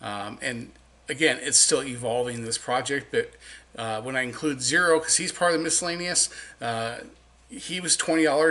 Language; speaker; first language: English; native; English